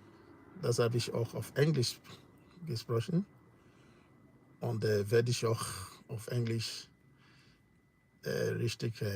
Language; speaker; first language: German; non-native, learner; English